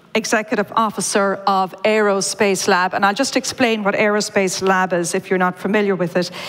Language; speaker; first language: English; native; English